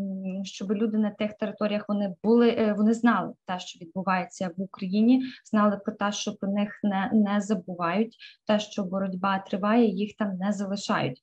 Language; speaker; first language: Ukrainian; native; Ukrainian